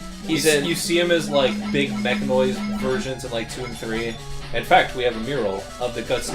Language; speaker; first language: English; native; English